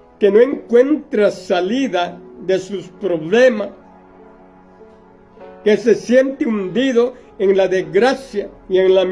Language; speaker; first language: Spanish; native; Spanish